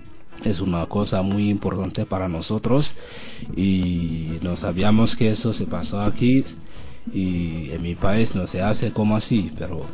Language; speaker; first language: Spanish; non-native, learner; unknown